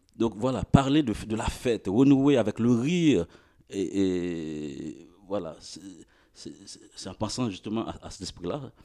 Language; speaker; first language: French; non-native, local second language; Haitian Creole